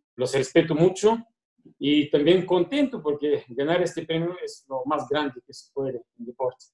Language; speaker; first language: Spanish; non-native, fluent; Bulgarian